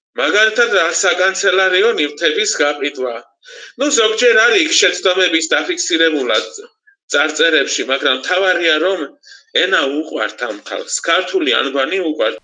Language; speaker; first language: Georgian; native; Georgian